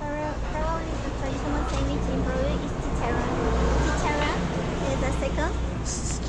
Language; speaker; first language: English; non-native, learner; Spanish